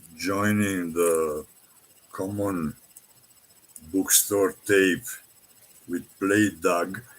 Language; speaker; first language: English; non-native, fluent; Italian